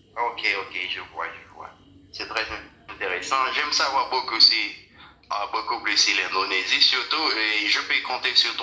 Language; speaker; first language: French; non-native, local second language; Haitian Creole